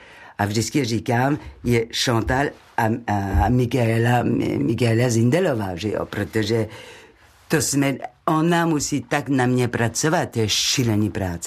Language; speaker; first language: Czech; non-native, fluent; French